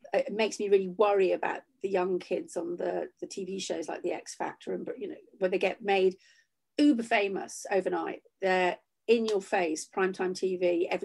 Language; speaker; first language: English; native; English